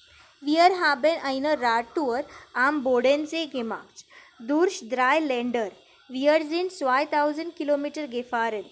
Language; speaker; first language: German; non-native, learner; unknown